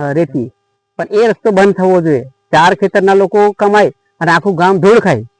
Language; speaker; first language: Gujarati; non-native, local second language; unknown